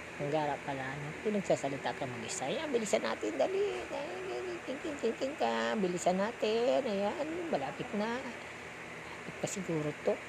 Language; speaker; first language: Filipino; non-native, local second language; Bikol